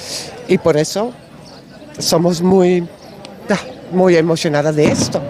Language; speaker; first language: Spanish; non-native, learner; Dutch